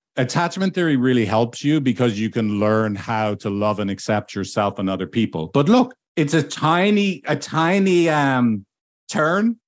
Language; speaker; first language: English; native; English